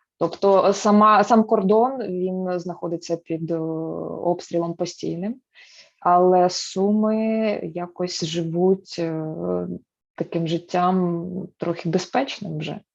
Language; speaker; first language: Ukrainian; native; Ukrainian